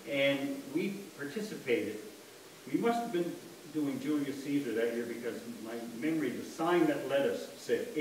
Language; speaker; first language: English; native; English